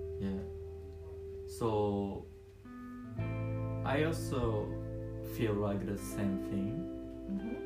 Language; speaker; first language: English; non-native, learner; Japanese